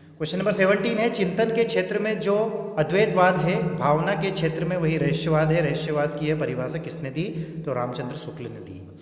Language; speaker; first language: Hindi; native; Hindi